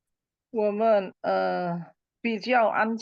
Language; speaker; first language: Chinese; non-native, learner; Indonesian